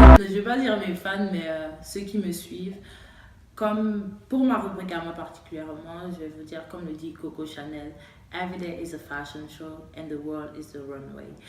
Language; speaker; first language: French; native; French